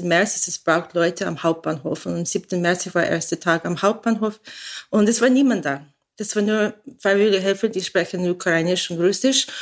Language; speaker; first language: German; non-native, learner; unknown